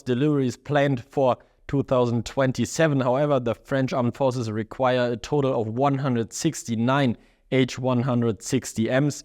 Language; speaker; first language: English; non-native, fluent; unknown